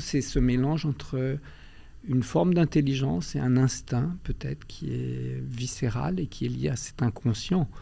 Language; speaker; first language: French; early bilingual, other home language; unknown